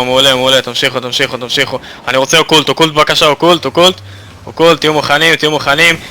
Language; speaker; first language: Hebrew; native; Hebrew